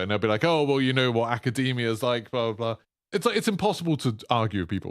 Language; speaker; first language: English; native; English